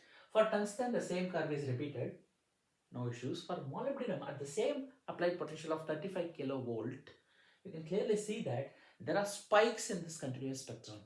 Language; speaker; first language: English; non-native, local second language; Tamil